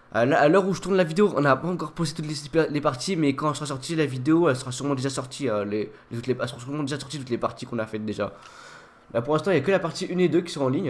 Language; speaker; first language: French; native; French